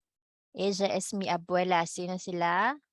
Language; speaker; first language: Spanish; non-native, fluent; Filipino